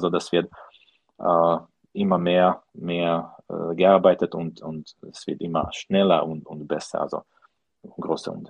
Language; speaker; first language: German; non-native, learner; Slovak